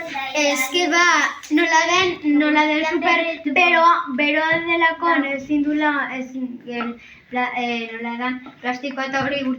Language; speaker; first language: Basque; non-native, local second language; Spanish